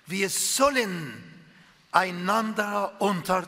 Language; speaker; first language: German; non-native, fluent; Arabic